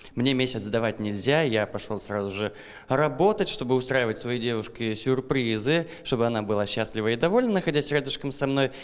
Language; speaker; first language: Russian; native; Russian